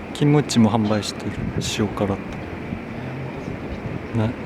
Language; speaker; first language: Japanese; non-native, fluent; Korean